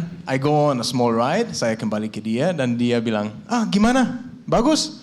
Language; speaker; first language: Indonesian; non-native, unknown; Danish